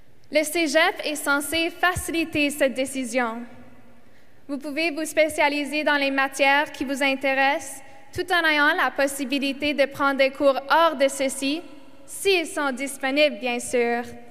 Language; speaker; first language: French; non-native, local second language; English